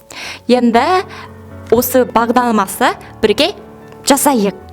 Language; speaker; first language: Kazakh; non-native, learner; Korean